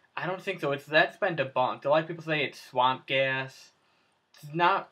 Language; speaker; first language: English; native; English